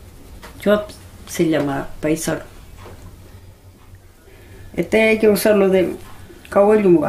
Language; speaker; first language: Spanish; non-native, local second language; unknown